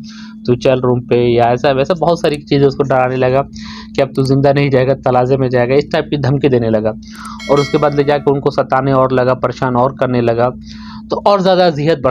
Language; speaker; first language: Hindi; native; Hindi